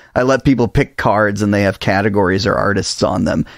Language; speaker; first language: English; native; English